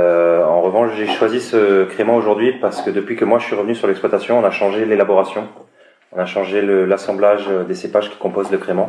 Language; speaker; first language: French; native; French